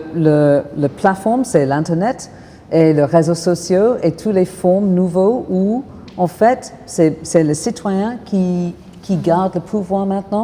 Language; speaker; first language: French; non-native, fluent; English